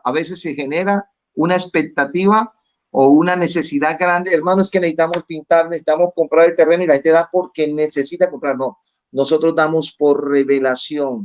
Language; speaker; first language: Spanish; native; Spanish